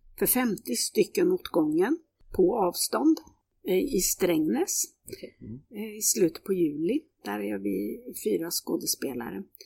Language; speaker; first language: Swedish; native; Swedish